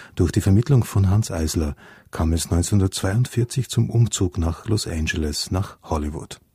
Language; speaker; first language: German; native; German